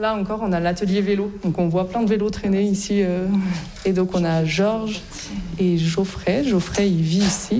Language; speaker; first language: French; native; French